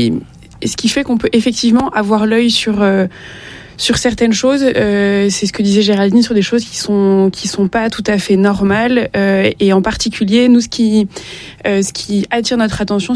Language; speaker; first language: French; native; French